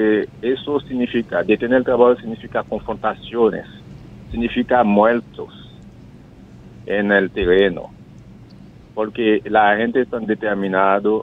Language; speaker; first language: Spanish; non-native, fluent; Haitian Creole